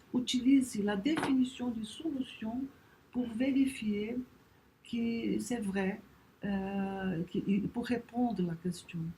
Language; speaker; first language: French; non-native, learner; Portuguese